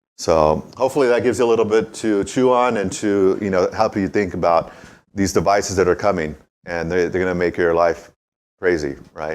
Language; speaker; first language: English; native; English